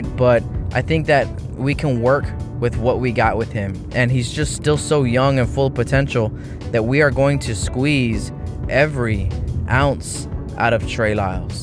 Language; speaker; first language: English; native; English